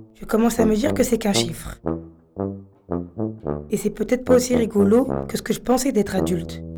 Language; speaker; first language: French; native; French